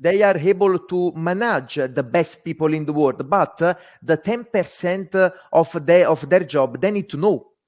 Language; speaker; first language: English; non-native, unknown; Italian